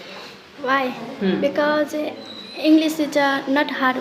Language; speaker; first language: English; non-native, learner; Hindi